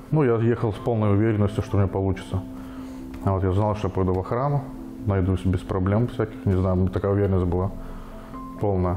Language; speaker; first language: Russian; native; Russian